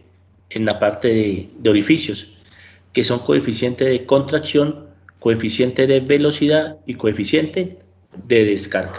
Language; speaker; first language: Spanish; native; Spanish